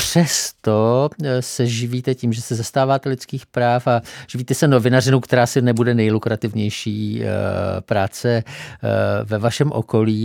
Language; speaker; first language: Czech; native; Czech